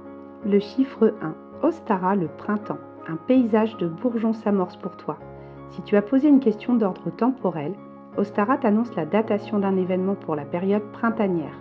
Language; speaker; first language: French; native; French